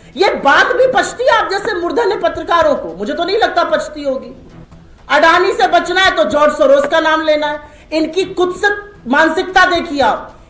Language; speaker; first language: Hindi; native; Hindi